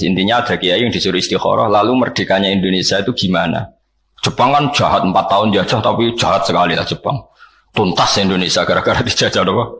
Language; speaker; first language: Indonesian; non-native, local second language; Javanese